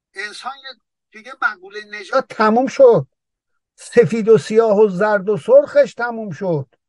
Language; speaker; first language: Persian; native; Persian